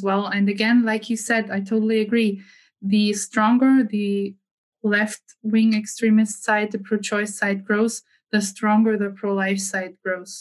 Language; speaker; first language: English; non-native, fluent; German